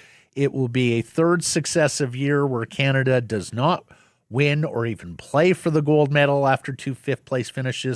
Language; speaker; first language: English; native; English